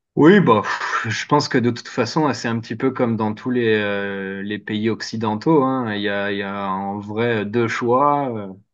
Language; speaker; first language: French; native; French